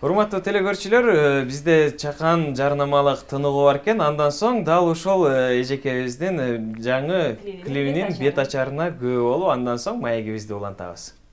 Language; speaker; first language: Kyrgyz; native; Kyrgyz